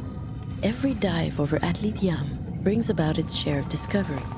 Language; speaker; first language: English; native; English